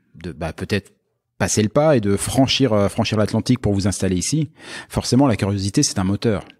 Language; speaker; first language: French; native; French